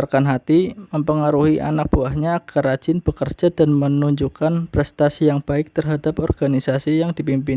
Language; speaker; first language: Indonesian; native; Indonesian